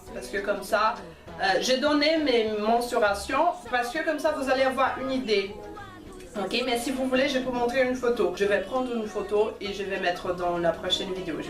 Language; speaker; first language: French; non-native, fluent; Portuguese